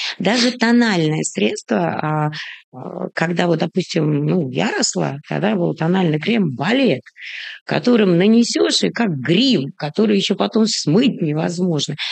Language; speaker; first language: Russian; native; Russian